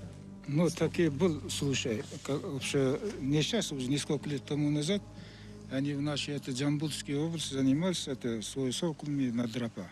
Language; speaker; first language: Russian; non-native, local second language; Kazakh